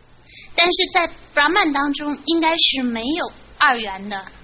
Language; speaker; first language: Chinese; native; Chinese